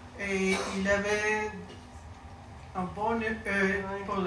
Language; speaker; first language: French; non-native, learner; Spanish